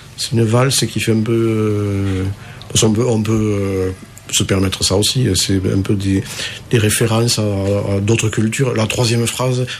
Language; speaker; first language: French; native; French